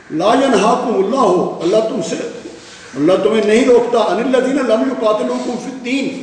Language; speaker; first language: Urdu; non-native, local second language; Punjabi